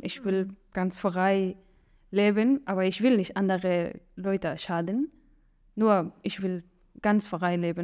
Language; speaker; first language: German; non-native, learner; Persian